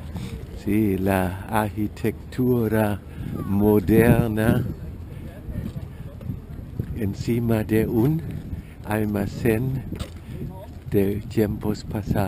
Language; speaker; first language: Spanish; non-native, fluent; German